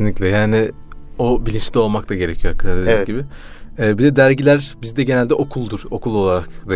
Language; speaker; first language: Turkish; native; Turkish